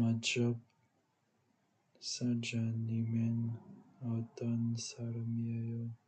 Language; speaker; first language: Korean; non-native, learner; English